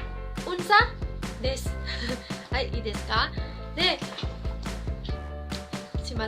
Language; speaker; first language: Japanese; non-native, fluent; Cebuano